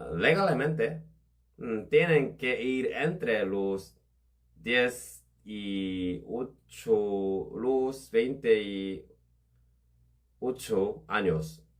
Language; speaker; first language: Spanish; non-native, learner; Korean